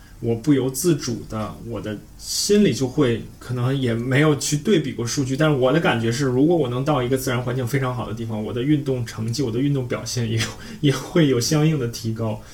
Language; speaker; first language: Chinese; native; Chinese